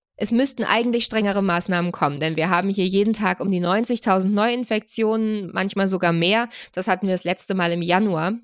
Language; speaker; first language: German; native; German